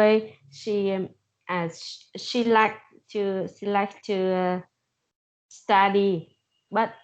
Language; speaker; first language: English; non-native, learner; Vietnamese